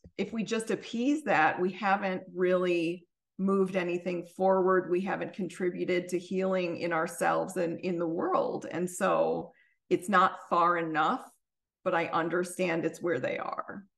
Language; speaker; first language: English; native; English